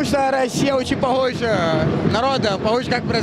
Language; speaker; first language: Russian; non-native, learner; Portuguese